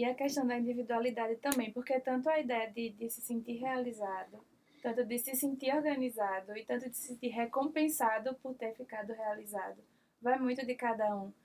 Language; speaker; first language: Portuguese; native; Portuguese